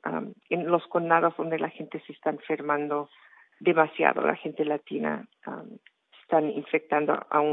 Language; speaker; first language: Spanish; early bilingual, heritage; Spanish